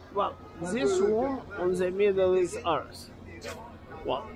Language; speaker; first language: English; non-native, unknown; Ukrainian